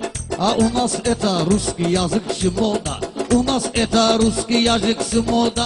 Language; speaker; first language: Russian; non-native, learner; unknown